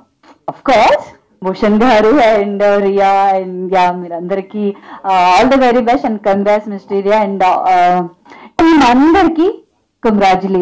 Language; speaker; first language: Telugu; non-native, local second language; Hindi